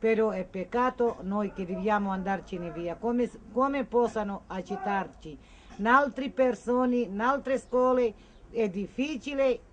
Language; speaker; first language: Italian; non-native, fluent; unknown